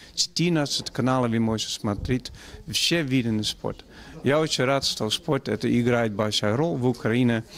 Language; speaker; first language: Russian; non-native, fluent; Dutch